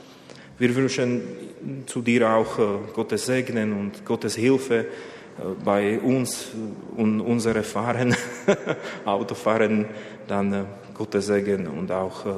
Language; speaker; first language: German; non-native, learner; Slovak